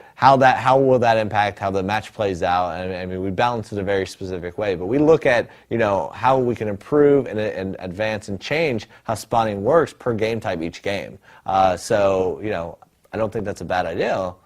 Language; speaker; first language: English; native; English